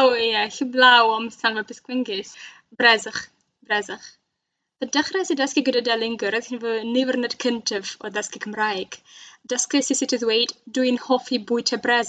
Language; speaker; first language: Welsh; non-native, learner; Russian